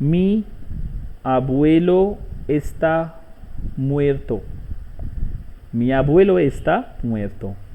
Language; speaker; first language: Spanish; non-native, learner; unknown